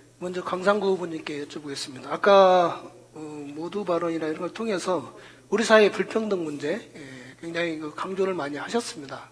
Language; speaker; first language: Korean; native; Korean